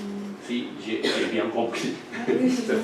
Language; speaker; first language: French; non-native, fluent; Japanese